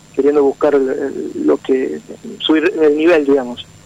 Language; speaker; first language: Spanish; native; Spanish